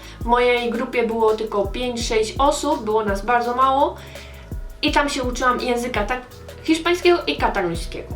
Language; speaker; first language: Polish; early bilingual, heritage; Polish